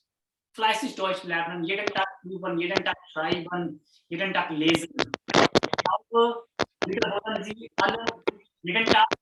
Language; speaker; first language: German; non-native, fluent; Hindi